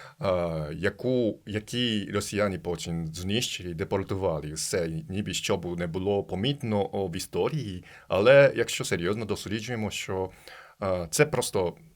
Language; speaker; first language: Ukrainian; non-native, fluent; Japanese